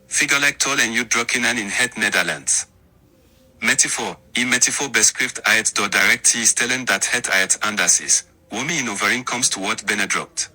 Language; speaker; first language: Dutch; non-native, learner; English